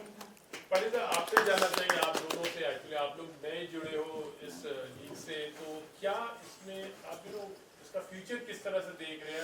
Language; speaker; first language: Hindi; native; Hindi